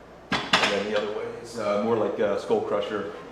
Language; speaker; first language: English; native; English